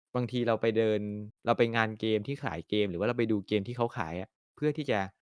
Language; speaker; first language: Thai; native; Thai